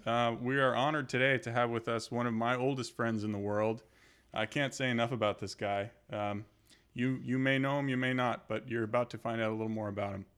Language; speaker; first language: English; native; English